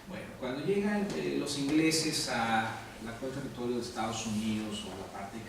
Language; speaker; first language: Spanish; native; Spanish